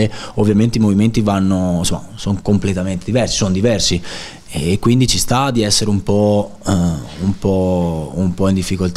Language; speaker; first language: Italian; native; Italian